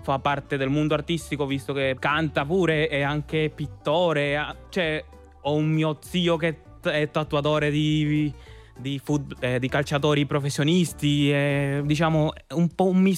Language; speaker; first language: Italian; non-native, fluent; Spanish